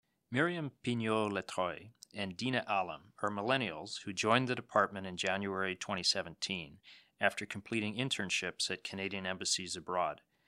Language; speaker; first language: English; native; English